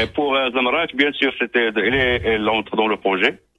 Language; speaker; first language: French; non-native, local second language; Arabic